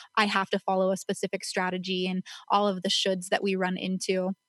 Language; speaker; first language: English; native; English